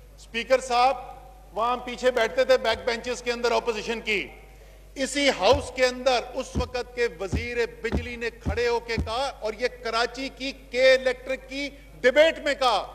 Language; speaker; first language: Urdu; native; Urdu